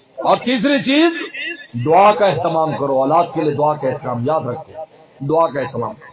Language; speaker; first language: Urdu; non-native, local second language; Pashto